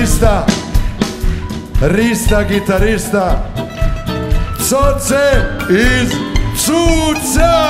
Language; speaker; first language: Russian; non-native, learner; Serbian